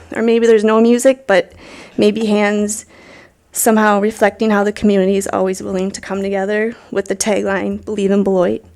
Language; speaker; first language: English; native; English